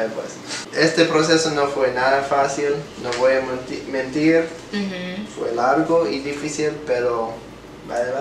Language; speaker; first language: Spanish; non-native, fluent; English